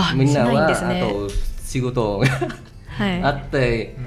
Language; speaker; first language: Japanese; non-native, learner; Vietnamese